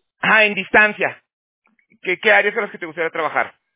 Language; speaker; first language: Spanish; native; Spanish